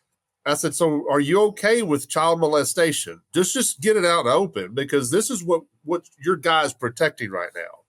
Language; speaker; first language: English; native; English